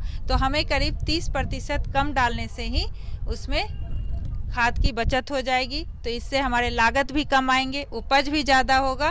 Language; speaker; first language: Hindi; native; Hindi